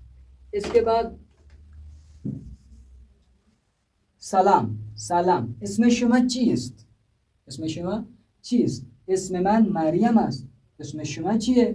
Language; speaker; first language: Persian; non-native, fluent; Urdu